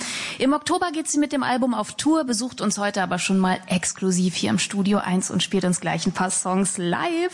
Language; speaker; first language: German; native; German